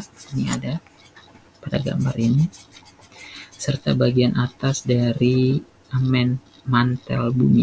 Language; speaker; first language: Indonesian; native; Indonesian